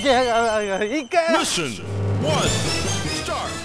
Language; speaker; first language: Indonesian; non-native, learner; Japanese